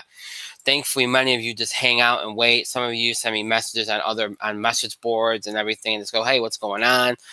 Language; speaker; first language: English; native; English